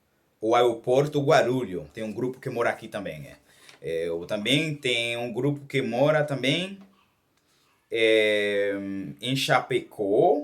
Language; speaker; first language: Portuguese; non-native, learner; Haitian Creole